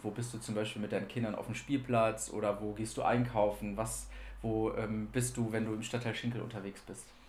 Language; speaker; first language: German; native; German